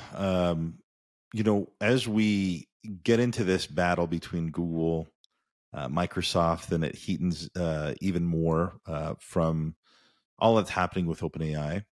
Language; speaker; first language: English; native; English